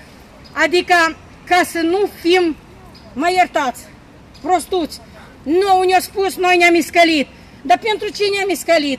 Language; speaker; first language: Romanian; non-native, local second language; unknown